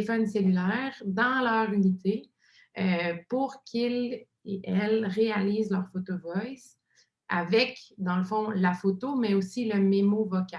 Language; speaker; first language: French; native; French